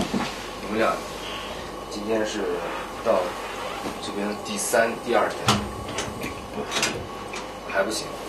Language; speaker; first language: Chinese; non-native, fluent; Japanese